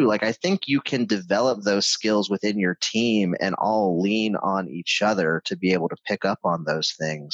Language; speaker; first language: English; native; English